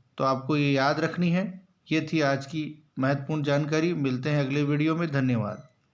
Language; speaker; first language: Hindi; native; Hindi